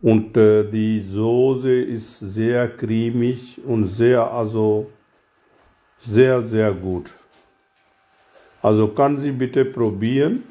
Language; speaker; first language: German; non-native, learner; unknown